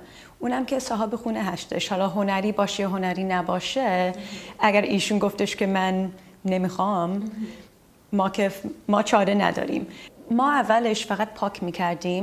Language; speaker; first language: Persian; early bilingual, heritage; Persian